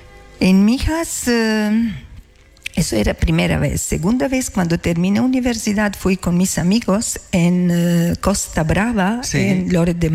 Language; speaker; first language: Spanish; non-native, fluent; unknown